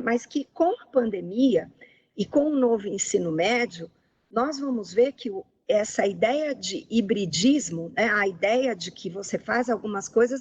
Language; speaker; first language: Portuguese; native; Portuguese